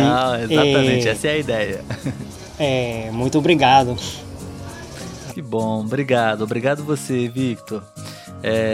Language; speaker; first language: Portuguese; non-native, learner; Spanish